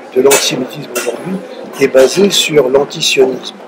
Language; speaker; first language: French; native; French